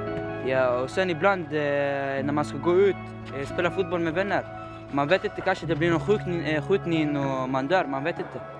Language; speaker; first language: Swedish; early bilingual, other home language; Arabic